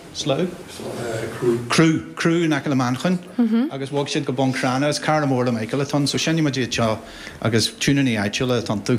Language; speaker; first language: Irish; native; Irish